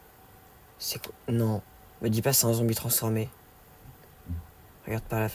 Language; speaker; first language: French; native; French